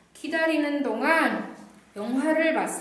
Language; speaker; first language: Korean; non-native, fluent; Indonesian